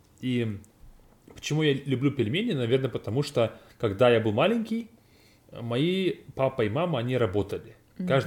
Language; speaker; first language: Russian; non-native, learner; English